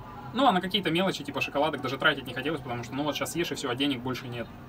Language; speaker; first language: Russian; native; Russian